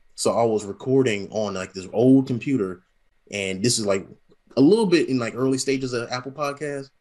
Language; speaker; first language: English; native; English